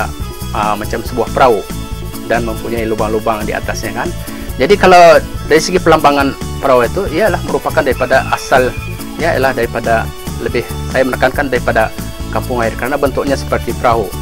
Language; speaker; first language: Malay; native; Malay